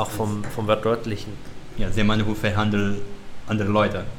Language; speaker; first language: German; non-native, learner; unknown